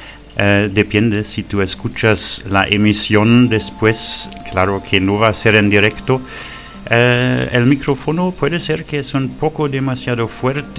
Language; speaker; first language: Spanish; non-native, fluent; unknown